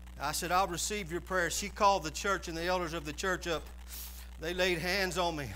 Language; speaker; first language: English; native; English